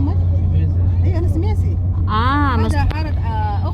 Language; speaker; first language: Arabic; native; Arabic